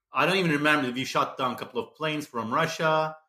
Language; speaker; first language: English; non-native, fluent; Turkish